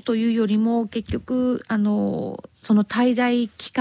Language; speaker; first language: Japanese; native; Japanese